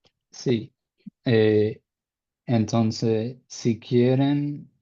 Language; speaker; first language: Spanish; non-native, learner; English